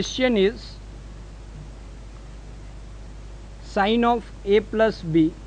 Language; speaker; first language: English; non-native, local second language; Gujarati